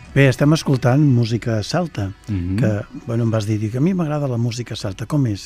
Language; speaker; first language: Catalan; native; Catalan